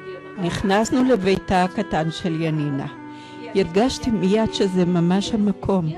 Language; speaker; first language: Hebrew; early bilingual, other home language; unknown